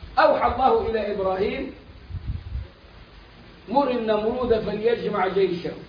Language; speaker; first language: Arabic; native; Arabic